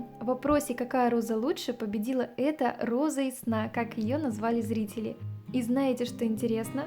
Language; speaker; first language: Russian; native; Russian